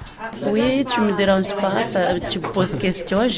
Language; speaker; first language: French; non-native, learner; Malagasy